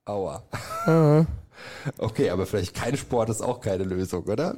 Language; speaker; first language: German; native; German